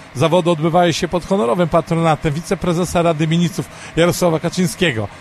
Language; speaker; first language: Polish; native; Polish